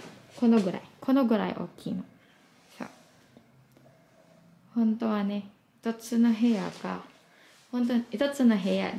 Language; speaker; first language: Japanese; non-native, learner; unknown